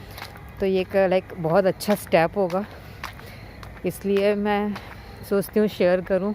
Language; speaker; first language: Hindi; native; Hindi